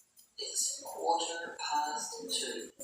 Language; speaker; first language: English; non-native, learner; Indonesian